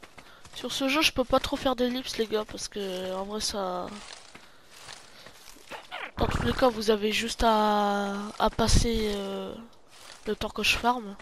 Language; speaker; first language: French; native; French